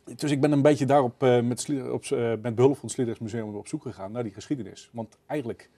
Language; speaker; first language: Dutch; native; Dutch